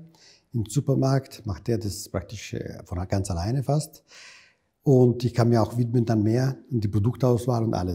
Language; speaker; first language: German; non-native, fluent; Italian